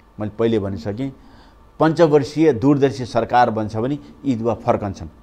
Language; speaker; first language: Nepali; native; Nepali